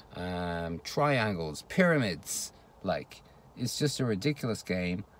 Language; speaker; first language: English; native; English